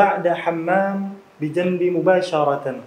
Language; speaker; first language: Arabic; non-native, learner; Indonesian